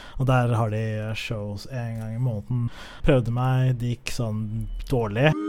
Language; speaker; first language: Norwegian; early bilingual, other home language; Somali